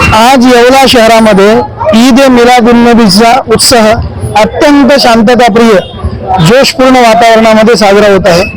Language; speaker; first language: Urdu; native; Urdu